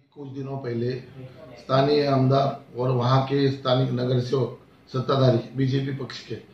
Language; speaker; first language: Hindi; non-native, local second language; Marathi